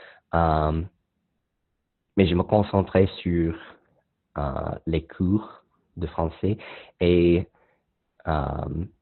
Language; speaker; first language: French; non-native, learner; English